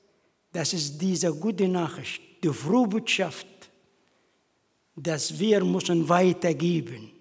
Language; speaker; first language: German; non-native, fluent; Arabic